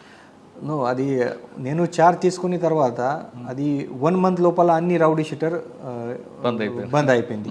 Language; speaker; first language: Telugu; non-native, fluent; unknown